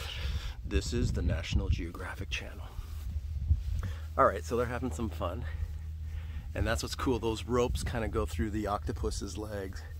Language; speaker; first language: English; native; English